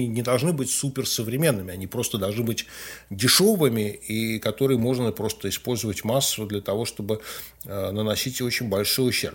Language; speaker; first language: Russian; native; Russian